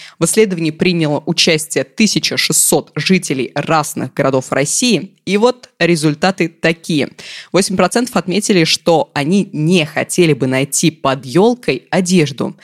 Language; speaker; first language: Russian; native; Russian